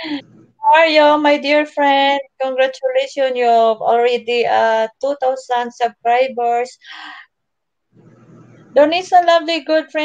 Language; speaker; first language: English; non-native, learner; Filipino